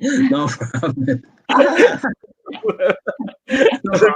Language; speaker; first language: English; non-native, learner; Chinese